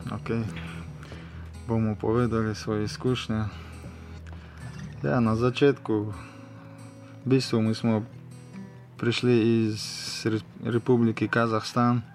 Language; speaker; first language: Slovenian; non-native, learner; Russian